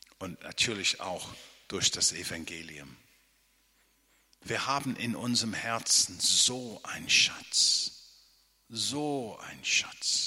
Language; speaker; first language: German; non-native, fluent; English